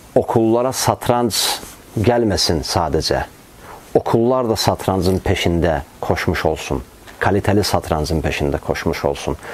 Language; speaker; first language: Turkish; non-native, fluent; Azerbaijani